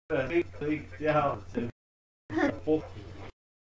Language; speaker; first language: Estonian; non-native, learner; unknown